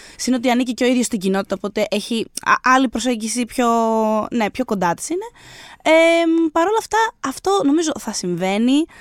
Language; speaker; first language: Greek; native; Greek